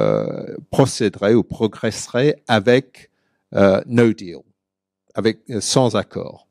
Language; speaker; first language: French; early bilingual, other home language; English